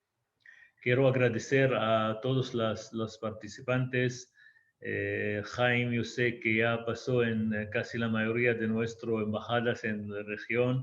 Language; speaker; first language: Spanish; non-native, fluent; Hebrew